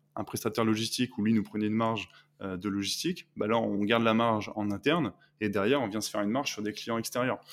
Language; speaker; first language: French; native; French